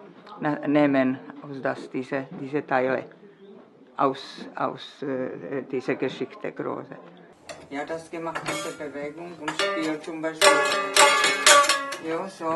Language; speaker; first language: German; non-native, learner; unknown